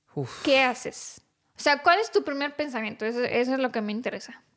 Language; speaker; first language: Spanish; non-native, fluent; Romanian